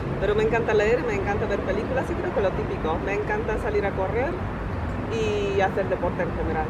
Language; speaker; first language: Spanish; non-native, fluent; Polish